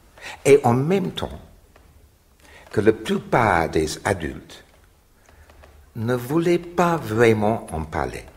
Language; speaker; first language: French; non-native, fluent; English